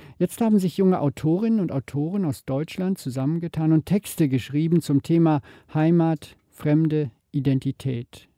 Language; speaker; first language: German; native; German